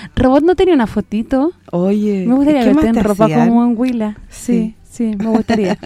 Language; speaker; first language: Spanish; native; Spanish